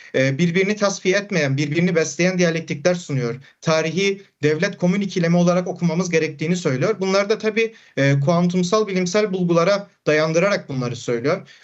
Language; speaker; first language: Turkish; non-native, local second language; Kurdish